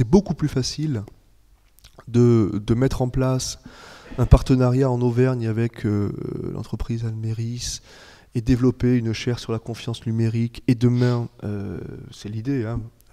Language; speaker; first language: French; native; French